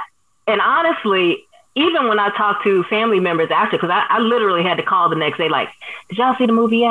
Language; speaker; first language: English; native; English